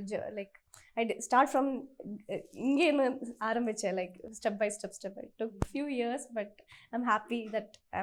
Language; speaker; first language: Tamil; non-native, learner; Malayalam